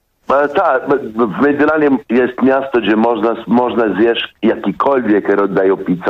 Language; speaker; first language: Polish; non-native, fluent; Italian